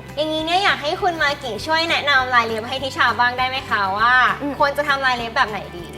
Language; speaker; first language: Thai; native; Thai